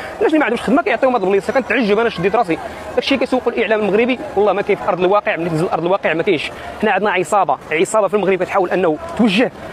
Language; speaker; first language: Arabic; native; Arabic